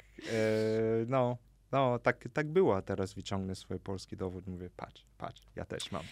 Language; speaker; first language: Polish; non-native, fluent; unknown